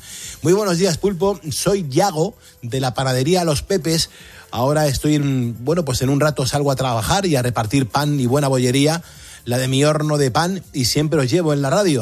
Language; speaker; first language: Spanish; native; Spanish